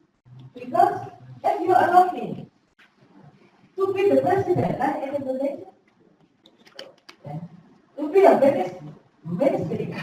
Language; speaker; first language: English; non-native, fluent; Indonesian